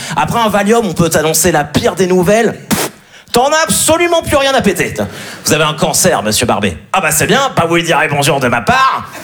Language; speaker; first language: French; native; French